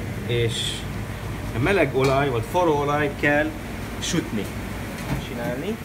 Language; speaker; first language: Hungarian; non-native, learner; Arabic